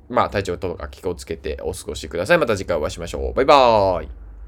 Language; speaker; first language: Japanese; native; Japanese